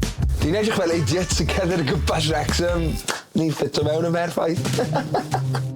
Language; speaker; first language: Welsh; native; Welsh